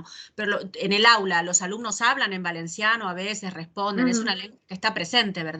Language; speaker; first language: Spanish; native; Spanish